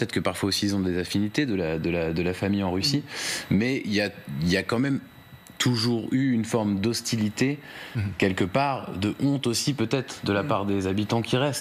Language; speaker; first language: French; native; French